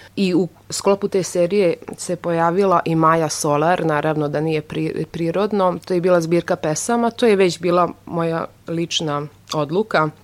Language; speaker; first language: Serbian; non-native, local second language; Hungarian